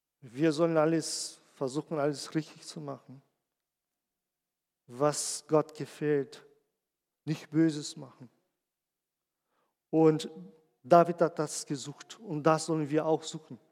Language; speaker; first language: German; non-native, fluent; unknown